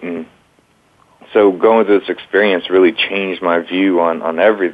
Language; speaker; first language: English; native; English